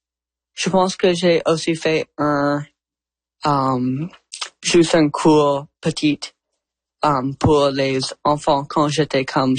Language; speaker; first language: French; non-native, local second language; English